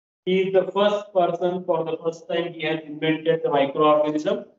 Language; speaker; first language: English; non-native, local second language; Marathi